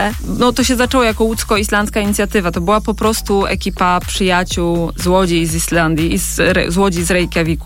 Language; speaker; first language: Polish; native; Polish